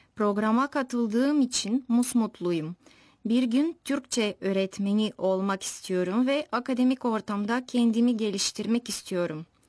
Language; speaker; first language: Turkish; non-native, fluent; Bulgarian